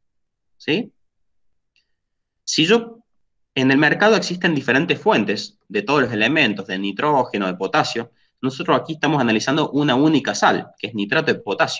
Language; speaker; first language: Spanish; native; Spanish